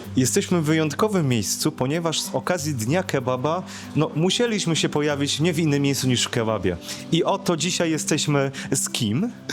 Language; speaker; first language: Polish; native; Polish